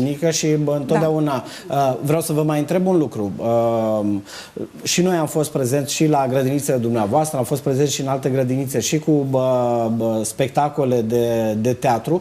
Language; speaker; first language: Romanian; native; Romanian